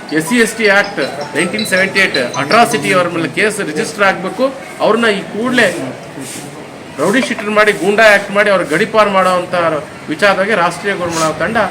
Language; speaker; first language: Kannada; non-native, local second language; Lambadi